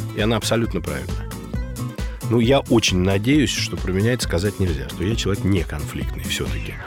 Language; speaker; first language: Russian; native; Russian